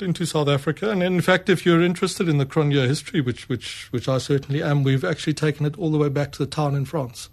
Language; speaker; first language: English; native; English